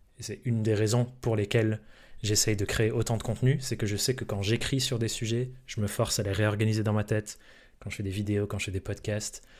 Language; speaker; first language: French; early bilingual, other home language; English